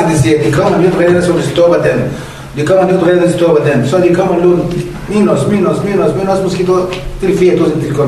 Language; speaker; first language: Danish; non-native, learner; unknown